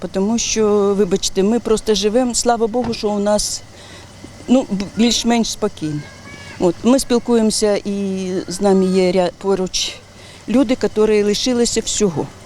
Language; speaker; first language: Ukrainian; native; Ukrainian